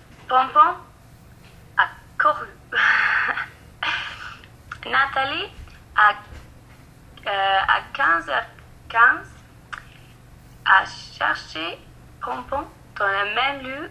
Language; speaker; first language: French; non-native, learner; English